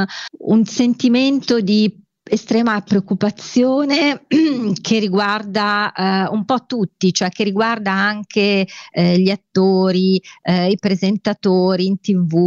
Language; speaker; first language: Italian; native; Italian